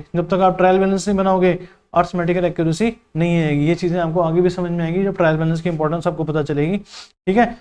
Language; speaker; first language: Hindi; native; Hindi